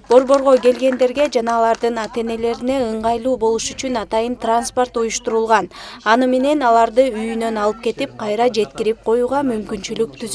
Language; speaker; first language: Kyrgyz; native; Kyrgyz